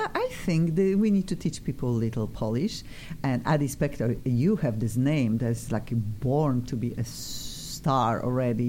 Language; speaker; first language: English; non-native, fluent; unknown